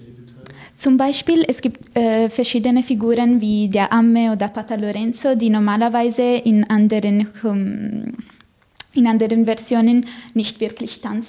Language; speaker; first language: German; non-native, fluent; Italian